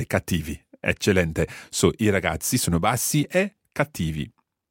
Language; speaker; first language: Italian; non-native, fluent; English